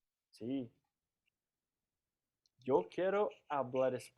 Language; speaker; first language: Spanish; non-native, learner; Portuguese